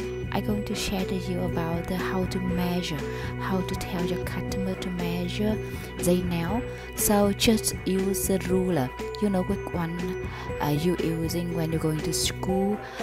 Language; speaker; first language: English; non-native, learner; Vietnamese